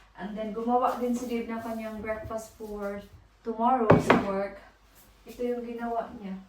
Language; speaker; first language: Filipino; non-native, local second language; Cebuano